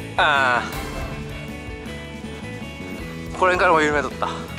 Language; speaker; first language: Japanese; native; Japanese